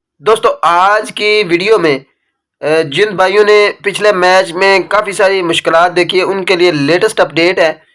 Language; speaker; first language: Urdu; native; Urdu